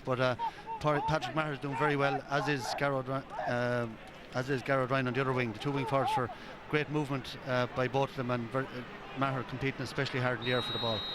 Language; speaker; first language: English; native; English